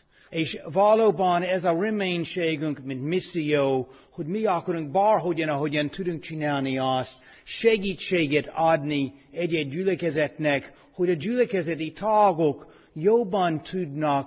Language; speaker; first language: Hungarian; non-native, fluent; English